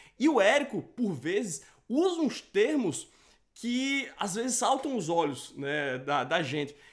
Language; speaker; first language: Portuguese; native; Portuguese